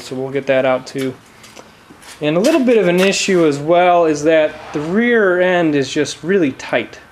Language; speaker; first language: English; native; English